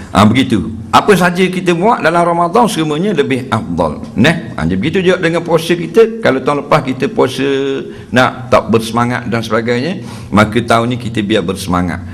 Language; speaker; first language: Malay; native; Malay